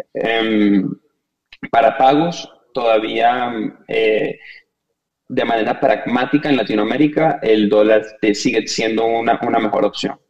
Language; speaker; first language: Spanish; native; Spanish